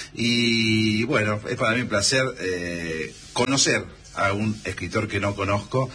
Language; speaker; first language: Spanish; native; Spanish